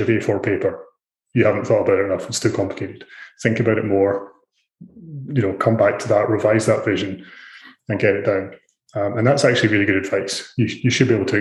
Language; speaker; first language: English; native; English